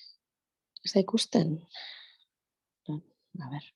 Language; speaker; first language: Basque; non-native, local second language; Spanish